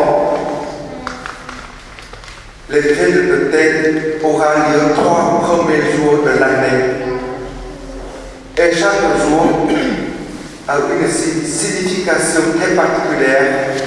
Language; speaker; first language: French; non-native, fluent; Vietnamese